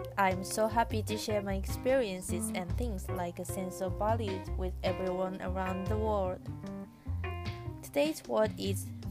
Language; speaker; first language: English; non-native, fluent; Japanese